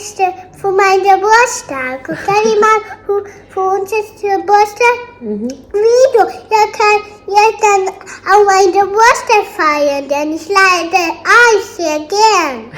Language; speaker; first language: German; early bilingual, other home language; Telugu